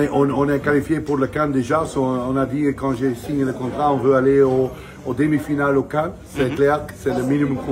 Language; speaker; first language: French; non-native, fluent; Dutch